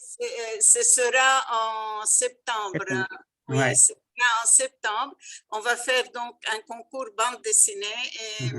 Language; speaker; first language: French; non-native, local second language; Arabic